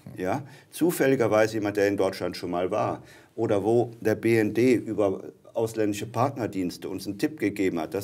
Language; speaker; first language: German; native; German